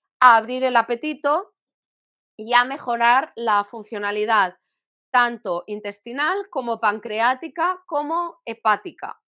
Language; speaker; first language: Spanish; native; Spanish